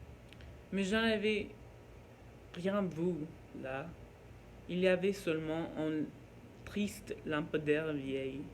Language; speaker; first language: French; non-native, learner; Norwegian